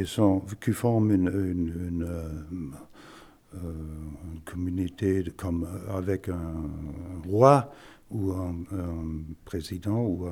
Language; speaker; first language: French; non-native, fluent; German